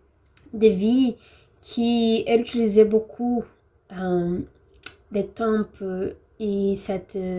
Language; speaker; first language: French; non-native, learner; Portuguese